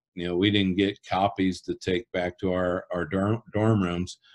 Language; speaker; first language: English; native; English